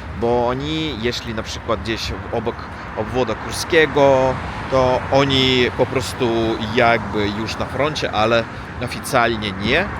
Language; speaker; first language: Polish; non-native, learner; Russian